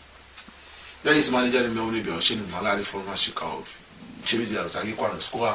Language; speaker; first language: Georgian; non-native, learner; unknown